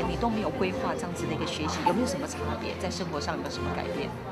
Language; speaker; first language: Chinese; native; Chinese